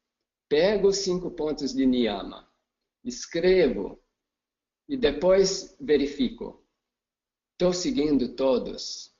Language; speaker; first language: Portuguese; non-native, fluent; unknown